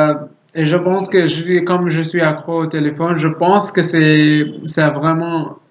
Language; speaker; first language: French; non-native, learner; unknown